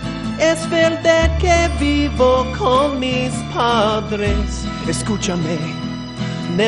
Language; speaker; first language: Spanish; non-native, learner; English